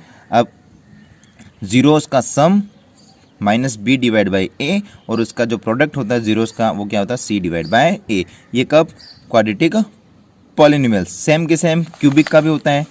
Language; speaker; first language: Hindi; native; Hindi